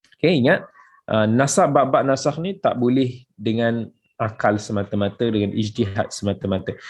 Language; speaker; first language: Malay; native; Malay